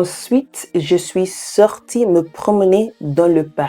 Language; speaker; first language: French; non-native, fluent; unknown